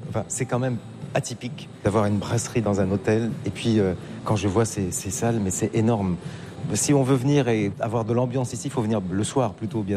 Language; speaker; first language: French; native; French